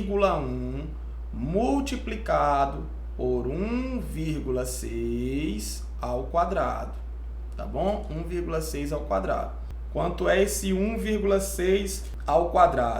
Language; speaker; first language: Portuguese; native; Portuguese